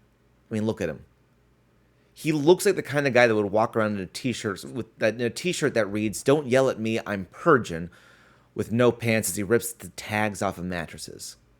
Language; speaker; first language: English; native; English